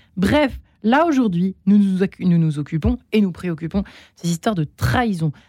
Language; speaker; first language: French; native; French